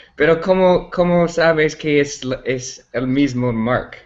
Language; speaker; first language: Spanish; non-native, learner; English